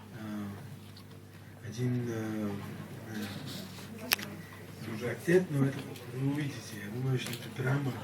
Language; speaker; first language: Russian; non-native, fluent; Georgian